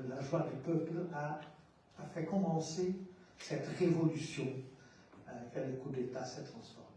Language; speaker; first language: French; non-native, fluent; Portuguese